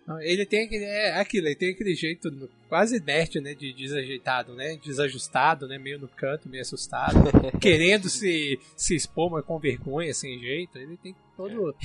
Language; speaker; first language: Portuguese; native; Portuguese